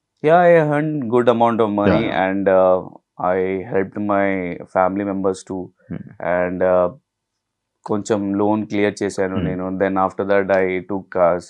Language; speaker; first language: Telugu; non-native, local second language; Hindi